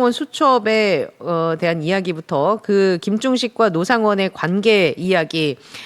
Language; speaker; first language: Korean; native; Korean